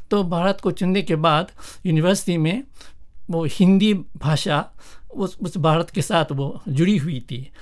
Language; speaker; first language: Hindi; non-native, fluent; Japanese